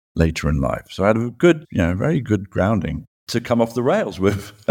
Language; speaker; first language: English; native; English